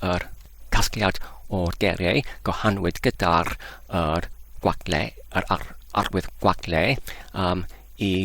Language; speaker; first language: Welsh; non-native, fluent; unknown